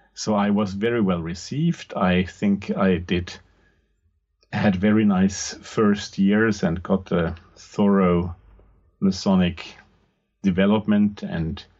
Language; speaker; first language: English; non-native, fluent; German